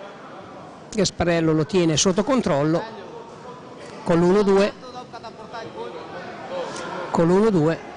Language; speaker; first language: Italian; native; Italian